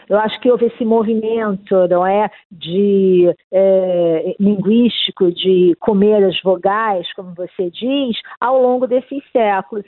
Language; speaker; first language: Portuguese; native; Portuguese